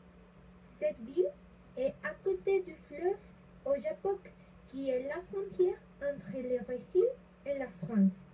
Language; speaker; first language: French; non-native, learner; Spanish